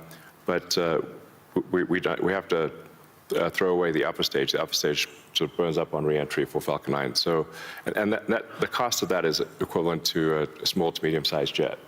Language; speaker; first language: English; early bilingual, other home language; Afrikaans